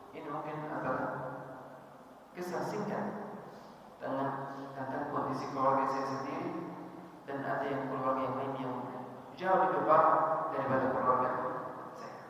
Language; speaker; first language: Indonesian; non-native, fluent; Arabic